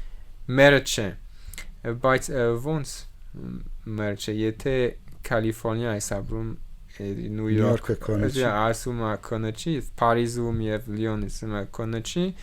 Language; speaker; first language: Armenian; non-native, learner; French